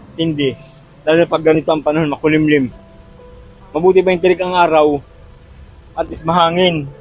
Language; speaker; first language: Filipino; non-native, local second language; Bikol